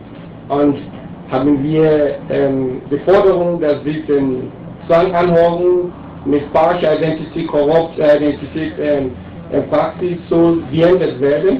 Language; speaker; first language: German; non-native, learner; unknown